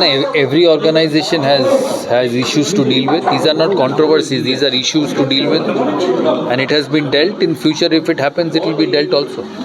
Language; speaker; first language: English; non-native, local second language; Bangla